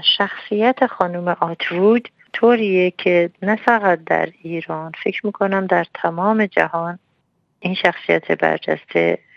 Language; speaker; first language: Persian; non-native, local second language; Armenian